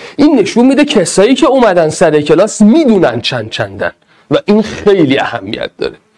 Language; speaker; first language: Persian; non-native, local second language; Arabic